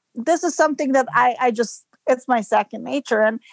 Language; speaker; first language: English; non-native, fluent; Serbian